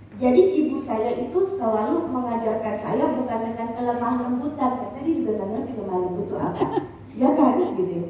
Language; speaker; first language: Indonesian; native; Indonesian